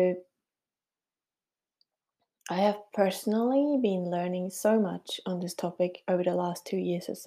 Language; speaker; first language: English; non-native, fluent; Swiss German